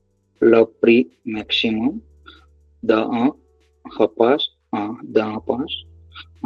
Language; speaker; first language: French; non-native, learner; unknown